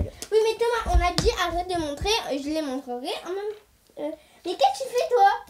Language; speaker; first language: French; native; French